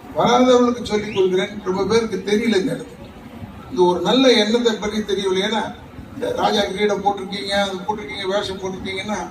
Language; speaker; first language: Tamil; native; Tamil